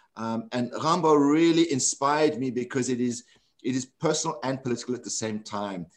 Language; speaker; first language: English; non-native, local second language; Afrikaans